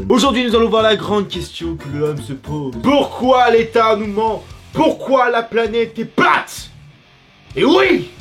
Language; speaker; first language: French; native; French